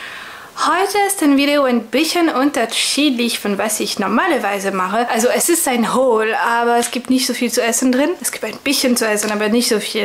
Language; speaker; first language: German; non-native, fluent; French